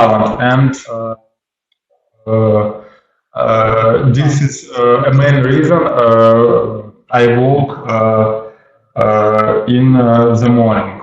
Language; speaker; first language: English; non-native, learner; Russian